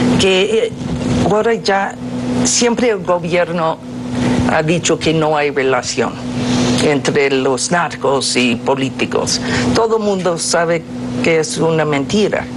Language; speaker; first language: Spanish; non-native, fluent; English